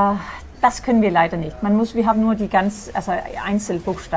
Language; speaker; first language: German; non-native, fluent; Danish